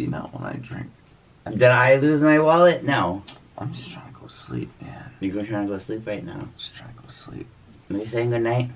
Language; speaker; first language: English; native; English